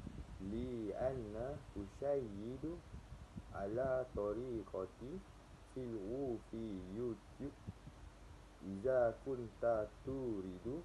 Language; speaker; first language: Arabic; non-native, learner; Malay